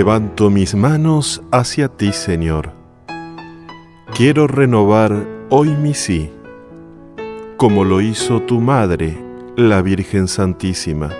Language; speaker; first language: Spanish; native; Spanish